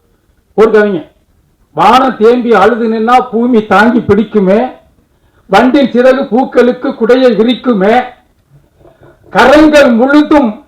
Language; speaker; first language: Tamil; native; Tamil